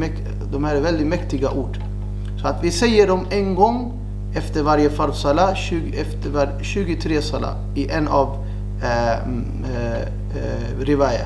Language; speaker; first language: Swedish; non-native, fluent; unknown